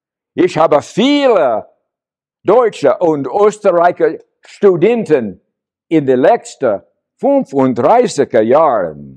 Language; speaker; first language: German; non-native, learner; English